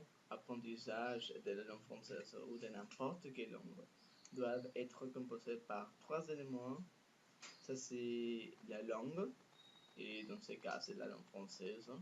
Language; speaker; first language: French; non-native, fluent; Spanish